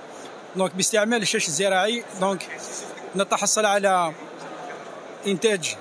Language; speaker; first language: Arabic; native; Arabic